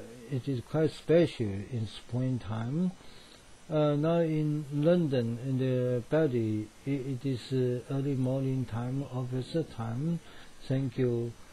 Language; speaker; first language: English; non-native, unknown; Chinese